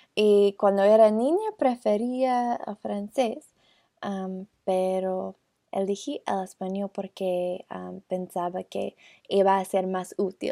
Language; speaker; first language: Spanish; non-native, learner; English